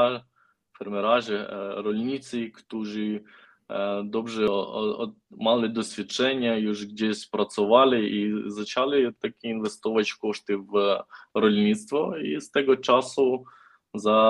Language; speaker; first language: Polish; non-native, learner; Ukrainian